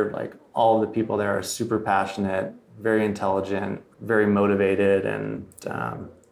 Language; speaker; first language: English; native; English